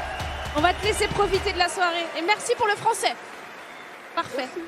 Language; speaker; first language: French; native; French